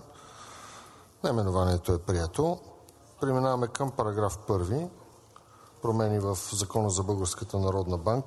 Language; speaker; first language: Bulgarian; native; Bulgarian